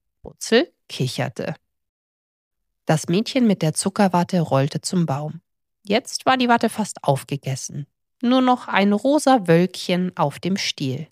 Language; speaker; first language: German; native; German